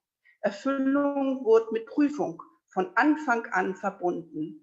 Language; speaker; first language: German; native; German